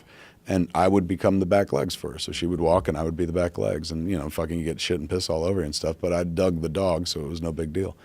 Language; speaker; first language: English; native; English